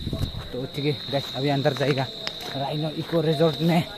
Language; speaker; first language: Hindi; non-native, local second language; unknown